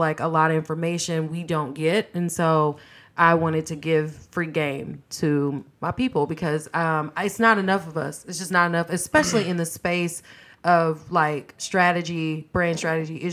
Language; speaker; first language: English; native; English